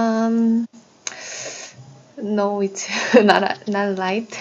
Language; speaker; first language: English; non-native, learner; Korean